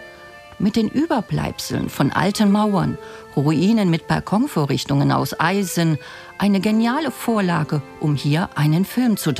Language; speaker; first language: German; native; German